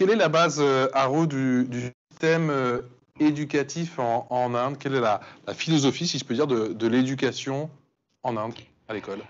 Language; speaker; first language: French; native; French